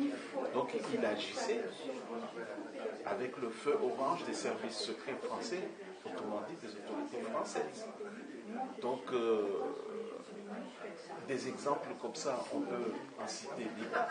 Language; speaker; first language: French; non-native, local second language; Comorian